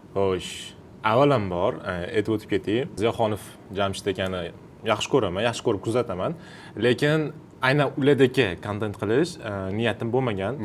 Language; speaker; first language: Uzbek; non-native, local second language; Russian